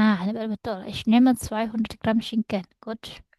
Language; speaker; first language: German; non-native, fluent; Indonesian